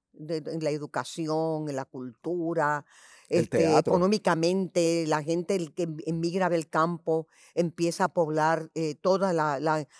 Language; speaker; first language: Spanish; early bilingual, heritage; Spanish